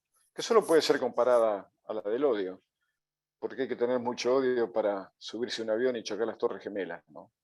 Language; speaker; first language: Spanish; native; Spanish